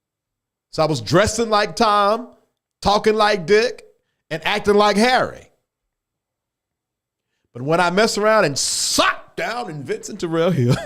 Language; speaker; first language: English; native; English